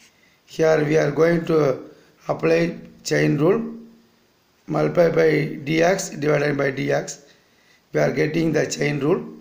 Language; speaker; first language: English; non-native, local second language; Tamil